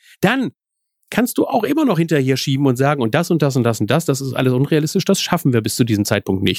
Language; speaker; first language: German; native; German